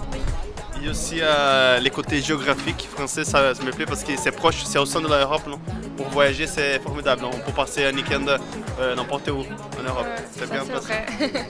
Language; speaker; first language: French; non-native, fluent; Portuguese